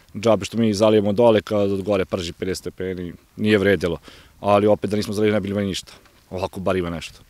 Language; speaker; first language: Croatian; native; Croatian